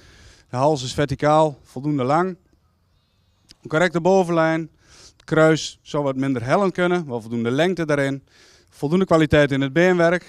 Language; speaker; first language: Dutch; native; Dutch